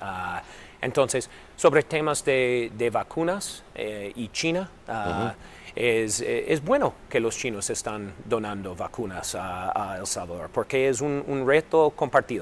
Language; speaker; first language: Spanish; non-native, fluent; English